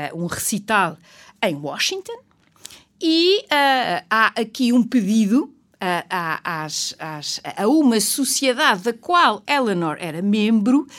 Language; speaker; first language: Portuguese; native; Portuguese